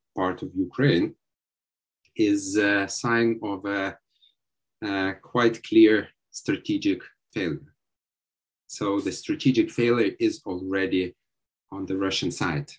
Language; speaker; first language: English; non-native, fluent; Lithuanian